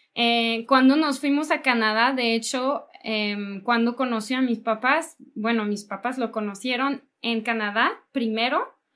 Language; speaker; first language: Spanish; non-native, fluent; English